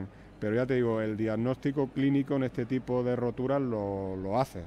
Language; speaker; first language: Spanish; native; Spanish